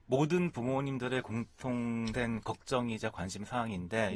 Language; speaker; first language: Korean; native; Korean